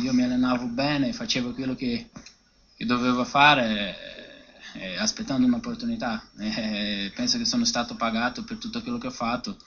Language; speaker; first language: Italian; non-native, fluent; Portuguese